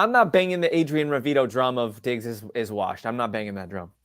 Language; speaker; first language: English; native; English